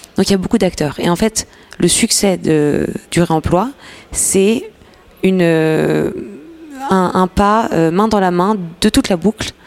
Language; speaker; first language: French; native; French